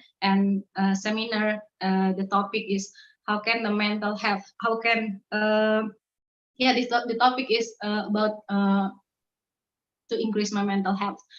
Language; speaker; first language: English; non-native, learner; Indonesian